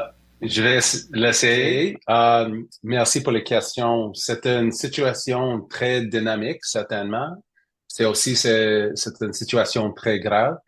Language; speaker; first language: French; non-native, learner; English